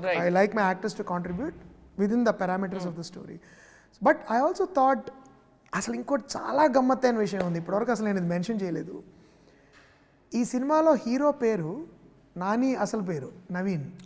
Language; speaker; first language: Telugu; native; Telugu